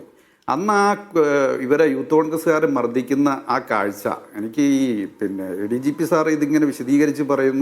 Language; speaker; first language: Malayalam; native; Malayalam